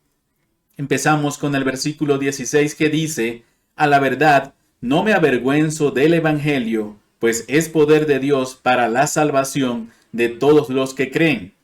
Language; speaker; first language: Spanish; non-native, fluent; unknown